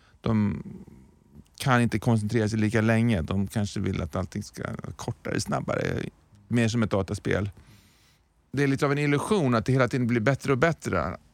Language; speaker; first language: Swedish; native; Swedish